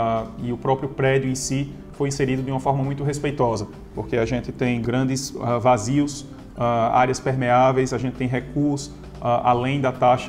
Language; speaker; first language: Portuguese; native; Portuguese